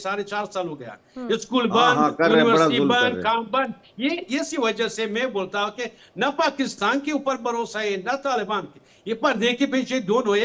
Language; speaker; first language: Hindi; non-native, fluent; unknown